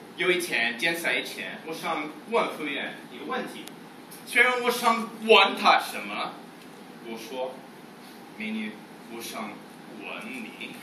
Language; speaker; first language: Chinese; non-native, fluent; English